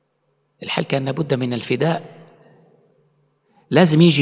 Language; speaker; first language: Arabic; native; Arabic